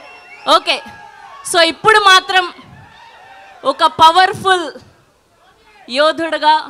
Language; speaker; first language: Telugu; native; Telugu